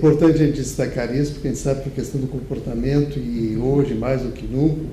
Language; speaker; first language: Portuguese; native; Portuguese